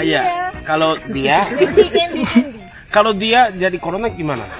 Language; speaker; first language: Indonesian; non-native, learner; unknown